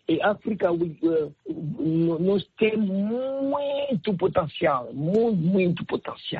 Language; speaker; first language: Portuguese; non-native, learner; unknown